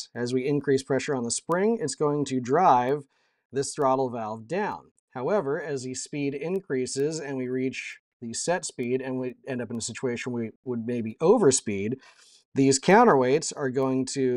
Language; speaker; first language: English; native; English